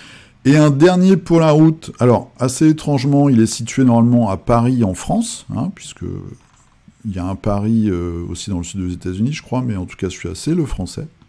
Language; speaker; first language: French; native; French